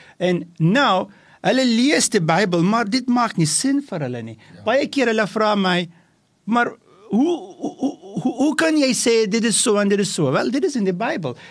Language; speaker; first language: Afrikaans; non-native, local second language; English